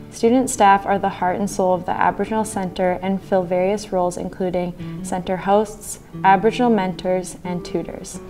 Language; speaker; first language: English; native; English